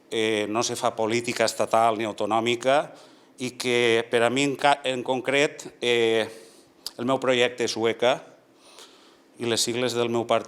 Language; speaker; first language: Catalan; native; Catalan